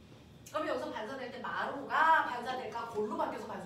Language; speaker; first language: Korean; native; Korean